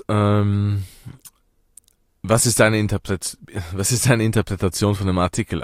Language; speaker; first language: German; early bilingual, other home language; Persian